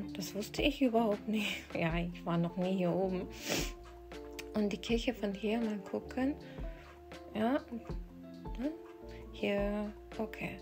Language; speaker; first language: German; non-native, fluent; Urdu